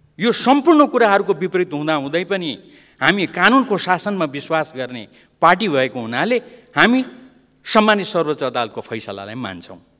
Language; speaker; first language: Nepali; non-native, local second language; Limbu